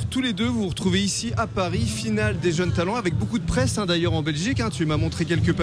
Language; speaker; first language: French; native; French